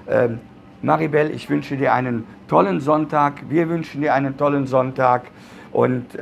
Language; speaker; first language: German; native; German